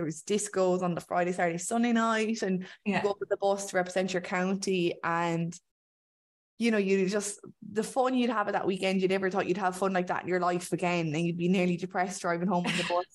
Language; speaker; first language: English; native; English